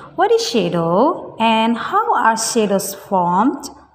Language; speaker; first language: English; non-native, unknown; Indonesian